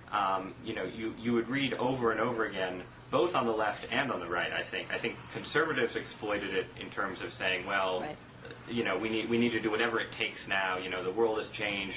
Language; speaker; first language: English; native; English